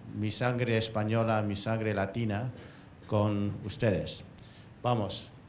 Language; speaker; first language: Spanish; early bilingual, heritage; Spanish